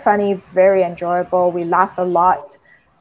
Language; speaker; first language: English; native; English